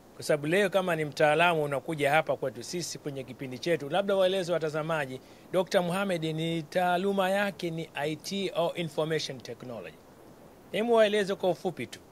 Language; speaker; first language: Swahili; native; Swahili